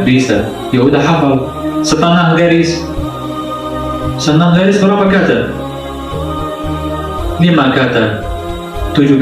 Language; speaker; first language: Indonesian; non-native, fluent; Arabic